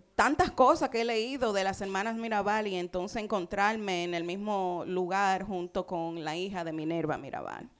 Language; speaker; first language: Spanish; early bilingual, heritage; Spanish